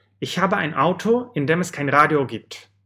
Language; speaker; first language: German; non-native, fluent; Russian